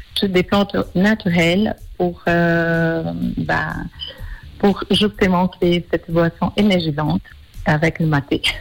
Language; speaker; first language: French; non-native, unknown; Portuguese